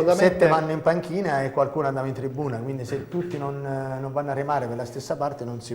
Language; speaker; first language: Italian; native; Italian